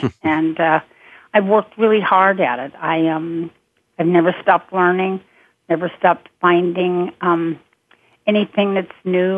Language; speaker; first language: English; native; English